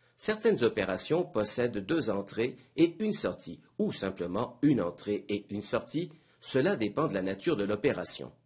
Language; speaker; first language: French; native; French